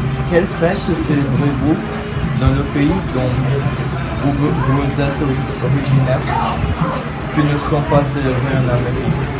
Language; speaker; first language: French; non-native, learner; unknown